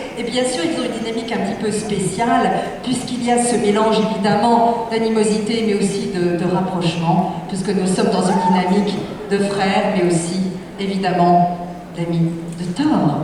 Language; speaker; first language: French; native; French